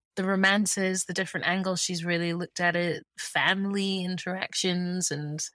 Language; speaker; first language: English; early bilingual, other home language; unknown